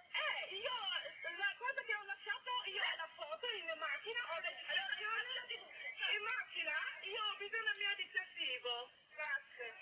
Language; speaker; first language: Italian; non-native, learner; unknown